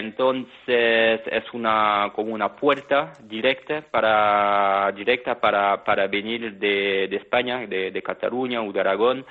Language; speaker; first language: Spanish; non-native, fluent; French